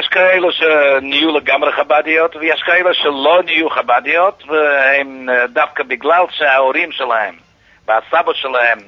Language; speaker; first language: Hebrew; non-native, fluent; Yiddish